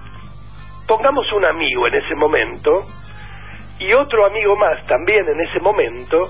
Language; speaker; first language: Spanish; native; Spanish